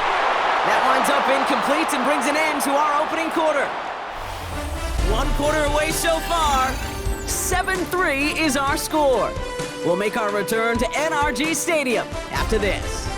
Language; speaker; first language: English; native; English